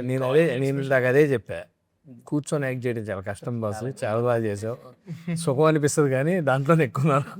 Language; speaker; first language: Telugu; native; Telugu